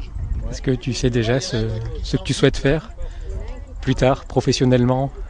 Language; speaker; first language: French; native; French